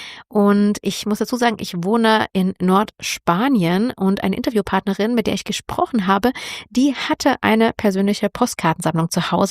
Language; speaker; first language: German; native; German